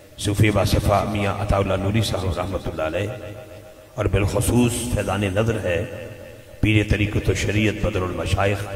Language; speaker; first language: Urdu; non-native, local second language; Punjabi